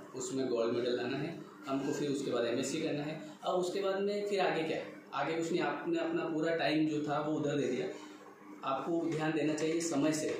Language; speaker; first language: Hindi; native; Hindi